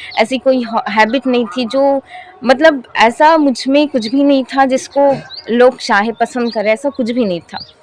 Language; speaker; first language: Hindi; native; Hindi